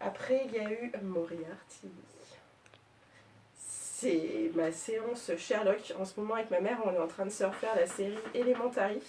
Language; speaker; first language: French; native; French